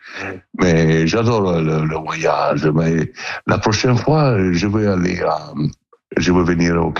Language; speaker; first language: French; non-native, learner; Italian